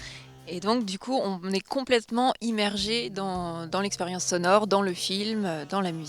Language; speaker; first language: French; native; French